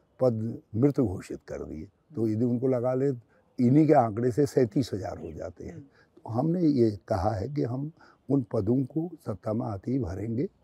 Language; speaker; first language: Hindi; native; Hindi